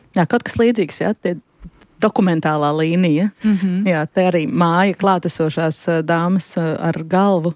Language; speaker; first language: Latvian; native; Latvian